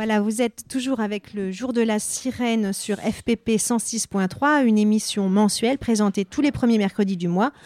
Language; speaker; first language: French; native; French